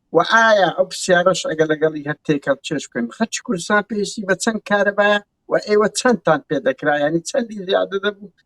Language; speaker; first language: Central Kurdish; non-native, local second language; Kurdish